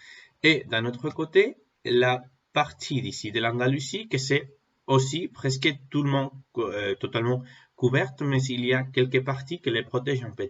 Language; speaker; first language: French; non-native, fluent; Spanish